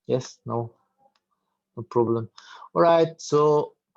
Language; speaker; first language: English; non-native, fluent; Spanish